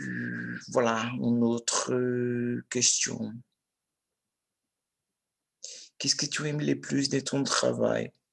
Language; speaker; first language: French; non-native, learner; Portuguese